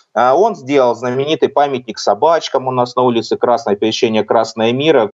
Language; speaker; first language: Russian; native; Russian